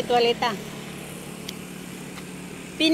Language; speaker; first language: Spanish; non-native, learner; Filipino